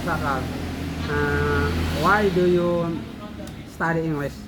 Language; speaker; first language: English; non-native, learner; Indonesian